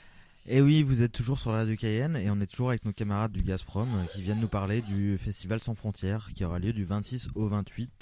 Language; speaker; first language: French; native; French